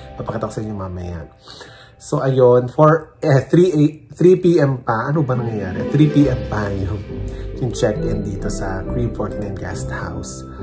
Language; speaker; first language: Filipino; native; Filipino